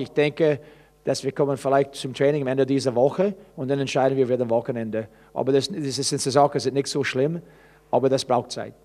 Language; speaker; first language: German; non-native, fluent; English